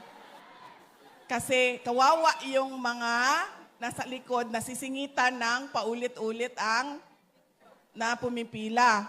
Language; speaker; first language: Filipino; non-native, local second language; Cebuano